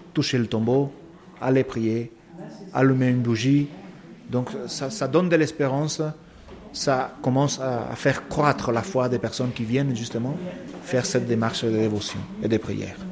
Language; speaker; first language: French; non-native, fluent; Spanish